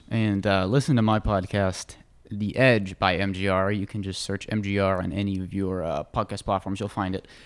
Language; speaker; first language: English; native; English